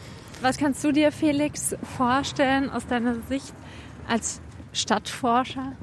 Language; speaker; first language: German; native; German